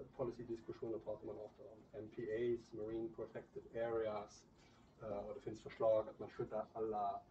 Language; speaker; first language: Swedish; non-native, fluent; German